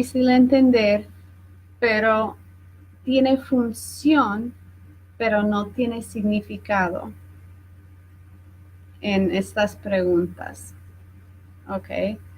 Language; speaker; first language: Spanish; non-native, fluent; English